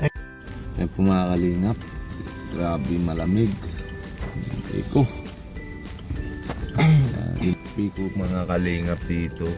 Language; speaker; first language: Filipino; non-native, local second language; Bikol